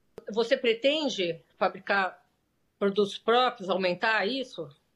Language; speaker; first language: Portuguese; native; Portuguese